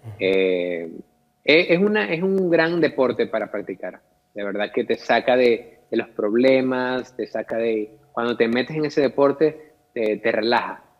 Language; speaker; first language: Spanish; native; Spanish